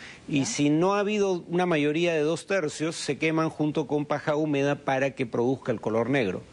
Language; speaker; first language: Spanish; native; Spanish